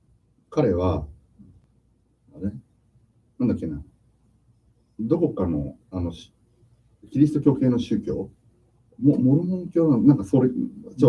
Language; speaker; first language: Japanese; native; Japanese